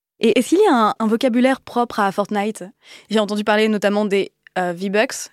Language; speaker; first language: French; native; French